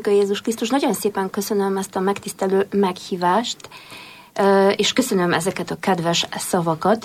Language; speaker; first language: Hungarian; non-native, fluent; Polish